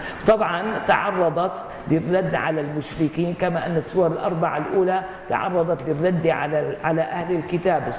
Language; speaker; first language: Arabic; native; Arabic